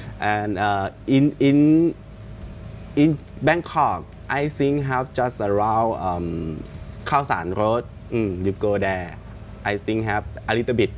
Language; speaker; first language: English; non-native, learner; Thai